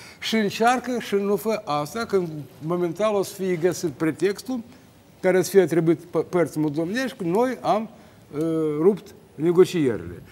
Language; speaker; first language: Romanian; native; Romanian